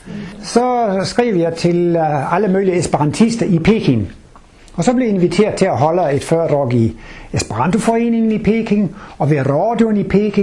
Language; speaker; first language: Swedish; non-native, fluent; Danish